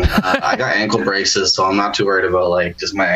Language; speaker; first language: English; native; English